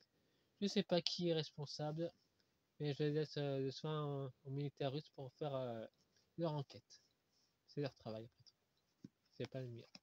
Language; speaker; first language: French; native; French